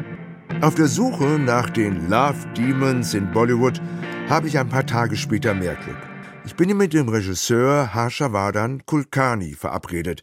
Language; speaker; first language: German; native; German